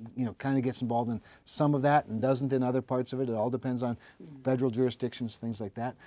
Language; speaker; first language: English; native; English